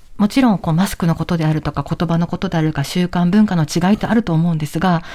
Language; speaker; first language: Japanese; native; Japanese